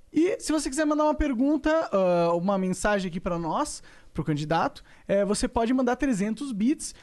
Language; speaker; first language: Portuguese; native; Portuguese